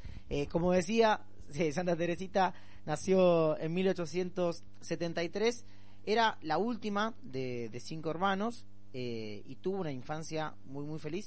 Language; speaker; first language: Spanish; native; Spanish